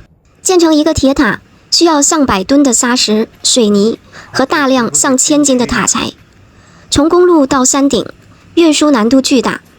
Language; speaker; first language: Chinese; native; Chinese